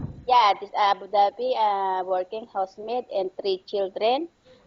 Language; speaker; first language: English; non-native, learner; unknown